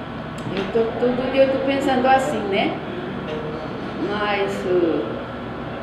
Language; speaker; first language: Portuguese; non-native, learner; Korean